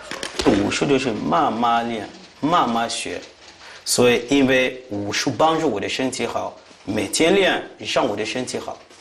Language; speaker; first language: Chinese; non-native, fluent; French